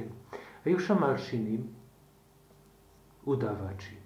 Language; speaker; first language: Hebrew; non-native, fluent; Slovak